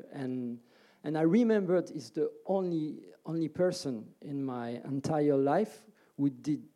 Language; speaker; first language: English; early bilingual, other home language; French